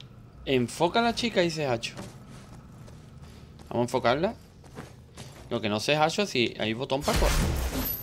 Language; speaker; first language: Spanish; native; Spanish